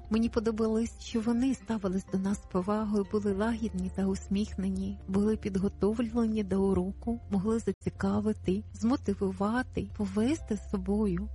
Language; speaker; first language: Ukrainian; native; Ukrainian